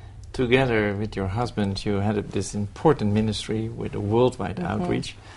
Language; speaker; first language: English; non-native, fluent; Dutch